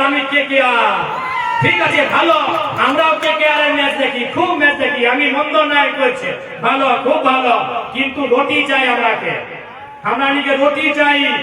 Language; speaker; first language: Bangla; non-native, local second language; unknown